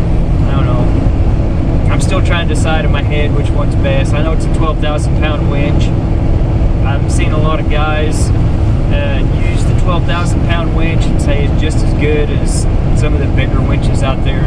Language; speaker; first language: English; native; English